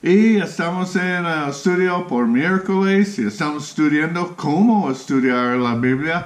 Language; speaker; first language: Spanish; non-native, fluent; English